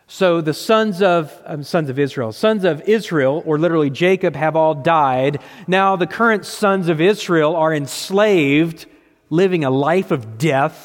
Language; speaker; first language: English; native; English